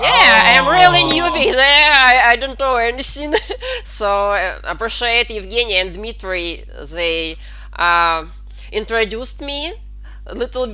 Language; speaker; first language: English; non-native, fluent; Russian